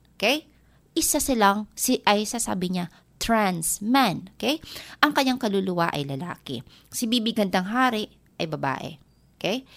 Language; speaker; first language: Filipino; non-native, local second language; Waray